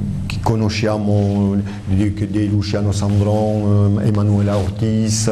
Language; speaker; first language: Italian; early bilingual, heritage; French